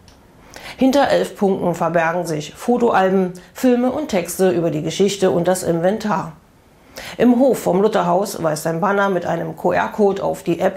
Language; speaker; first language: German; native; German